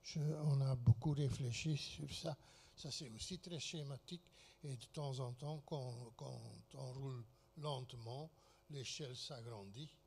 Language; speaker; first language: French; non-native, fluent; Dutch